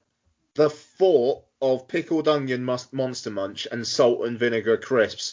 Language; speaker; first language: English; native; English